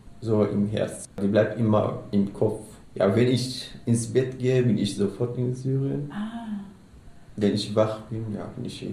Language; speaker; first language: German; non-native, learner; Arabic